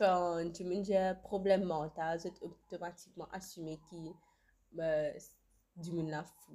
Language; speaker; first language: French; non-native, local second language; Morisyen